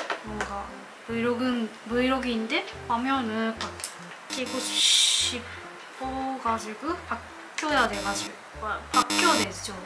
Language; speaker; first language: Korean; non-native, learner; Japanese